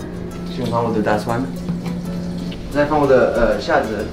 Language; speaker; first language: Chinese; non-native, fluent; French